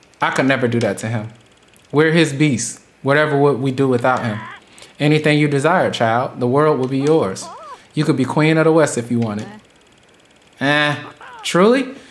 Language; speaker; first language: English; native; English